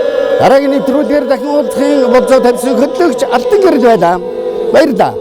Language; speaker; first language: Mongolian; native; Mongolian